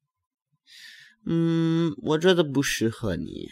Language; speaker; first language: Chinese; non-native, learner; English